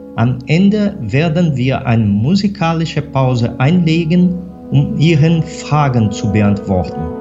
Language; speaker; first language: German; non-native, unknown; Portuguese